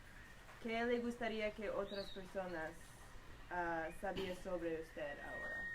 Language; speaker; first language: Spanish; non-native, learner; English